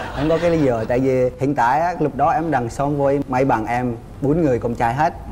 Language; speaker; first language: Vietnamese; non-native, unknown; Indonesian